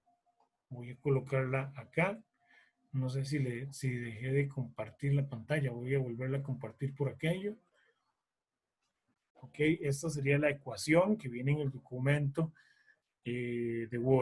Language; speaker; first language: Spanish; native; Spanish